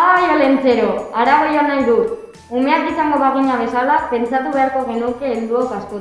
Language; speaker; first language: Basque; native; Basque